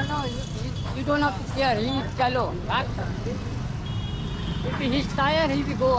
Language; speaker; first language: English; non-native, learner; Hindi